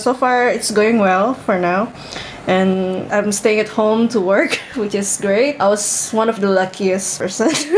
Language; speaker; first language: English; early bilingual, other home language; Indonesian